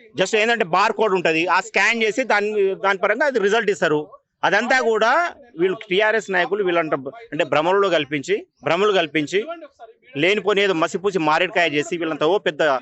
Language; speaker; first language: Telugu; native; Telugu